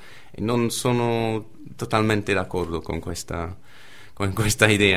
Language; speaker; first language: Italian; non-native, fluent; English